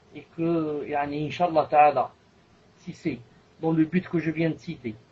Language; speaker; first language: French; non-native, local second language; Arabic